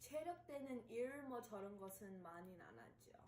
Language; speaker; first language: Korean; early bilingual, heritage; English